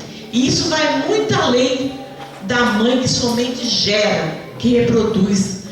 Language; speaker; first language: Portuguese; native; Portuguese